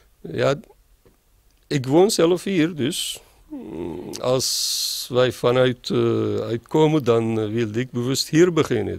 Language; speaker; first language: Dutch; non-native, learner; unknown